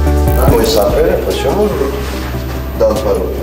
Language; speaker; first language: Russian; non-native, learner; Persian